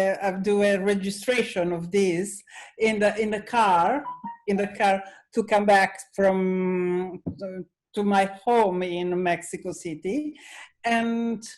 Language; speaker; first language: English; non-native, learner; Italian